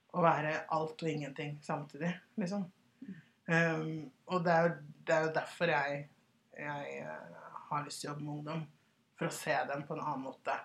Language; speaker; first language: Norwegian; early bilingual, other home language; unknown